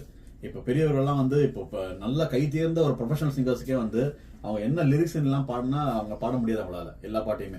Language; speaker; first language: Tamil; native; Tamil